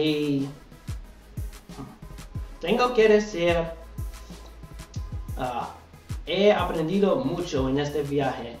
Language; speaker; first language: Spanish; non-native, learner; English